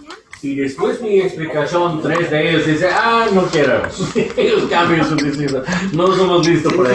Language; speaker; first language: Spanish; non-native, learner; English